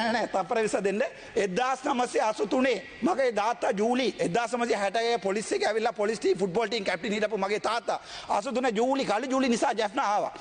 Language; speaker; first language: Sinhala; non-native, local second language; Tamil